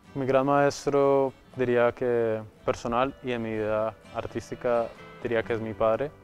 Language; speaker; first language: Spanish; early bilingual, heritage; Spanish